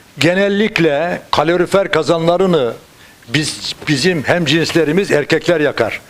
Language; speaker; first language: Turkish; native; Turkish